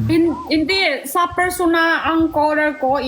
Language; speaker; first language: Filipino; non-native, learner; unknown